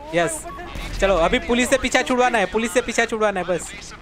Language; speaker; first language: Hindi; non-native, local second language; Gujarati